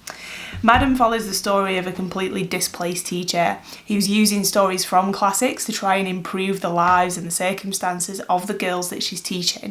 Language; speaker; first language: English; native; English